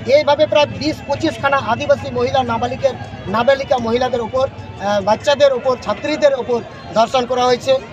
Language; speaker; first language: Bangla; non-native, local second language; Santali